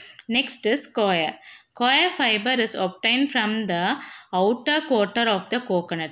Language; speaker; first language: English; non-native, local second language; Tamil